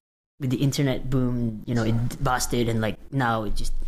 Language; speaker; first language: English; non-native, local second language; Filipino